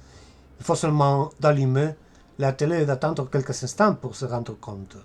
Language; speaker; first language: French; non-native, fluent; Spanish